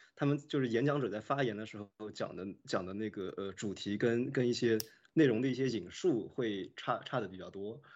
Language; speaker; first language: Chinese; native; Chinese